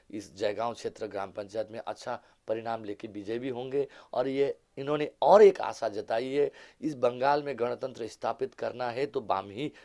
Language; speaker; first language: Hindi; non-native, local second language; Bangla